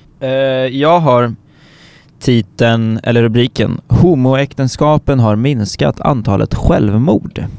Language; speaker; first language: Swedish; native; Swedish